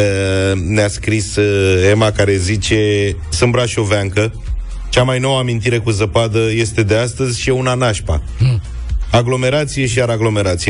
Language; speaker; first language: Romanian; native; Romanian